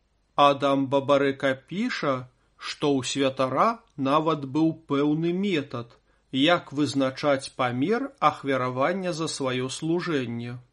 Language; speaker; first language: Belarusian; native; Belarusian